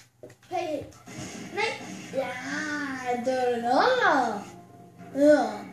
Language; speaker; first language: Swedish; early bilingual, other home language; Albanian